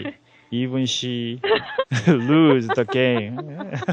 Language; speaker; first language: English; non-native, learner; Korean